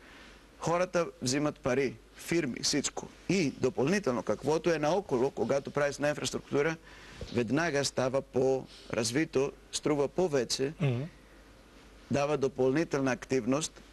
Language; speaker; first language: Bulgarian; non-native, fluent; Greek